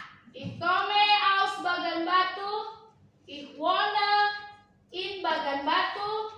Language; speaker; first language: German; non-native, learner; Indonesian